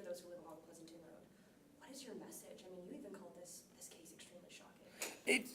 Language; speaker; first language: English; native; English